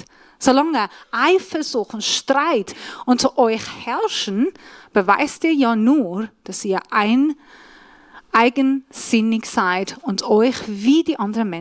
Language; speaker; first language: German; non-native, fluent; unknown